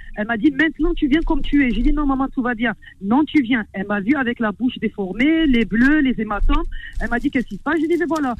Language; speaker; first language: French; early bilingual, other home language; Arabic